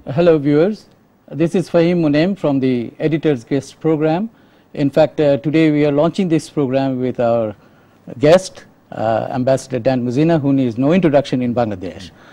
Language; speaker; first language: English; non-native, local second language; Bangla